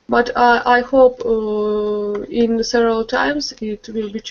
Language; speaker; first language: English; non-native, learner; Russian